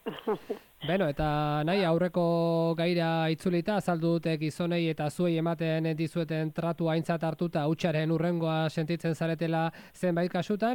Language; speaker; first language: Basque; native; Basque